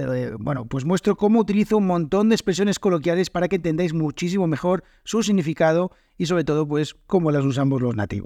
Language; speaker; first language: Spanish; native; Spanish